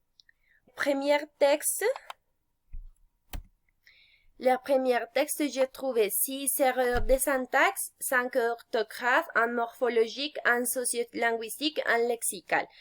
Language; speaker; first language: French; non-native, fluent; Spanish